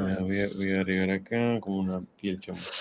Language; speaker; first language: Spanish; native; Spanish